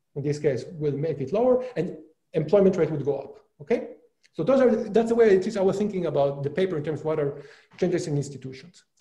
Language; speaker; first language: English; non-native, fluent; Hebrew